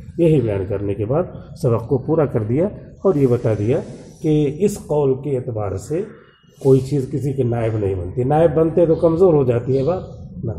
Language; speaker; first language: Urdu; native; Urdu